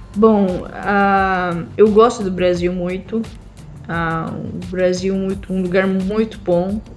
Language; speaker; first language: Portuguese; non-native, fluent; Arabic